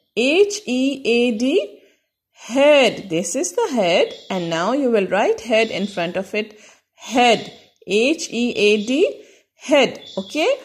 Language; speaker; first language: English; non-native, local second language; Urdu